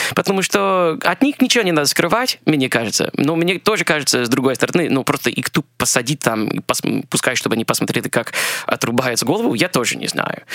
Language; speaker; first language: Russian; non-native, fluent; English